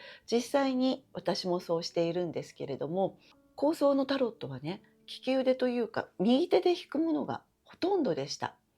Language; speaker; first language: Japanese; native; Japanese